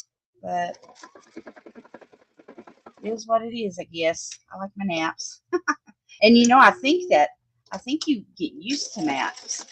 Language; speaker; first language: English; native; English